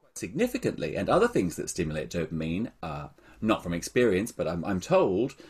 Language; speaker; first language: English; native; English